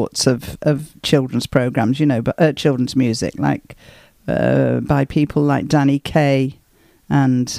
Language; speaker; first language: English; native; English